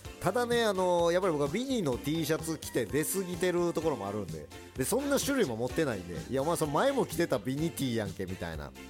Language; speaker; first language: Japanese; early bilingual, other home language; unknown